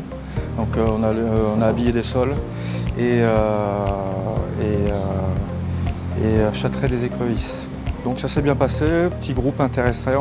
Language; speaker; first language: French; native; French